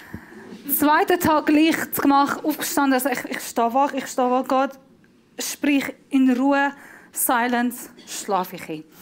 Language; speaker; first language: German; non-native, fluent; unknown